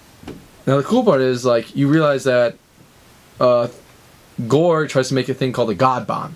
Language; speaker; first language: English; native; English